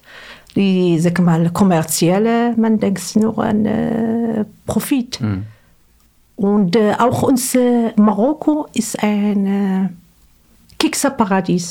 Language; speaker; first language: German; non-native, fluent; Arabic